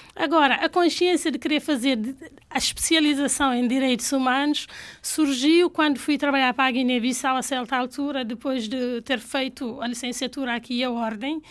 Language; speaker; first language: Portuguese; non-native, local second language; Fula